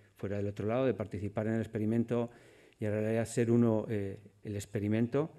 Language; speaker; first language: Spanish; native; Spanish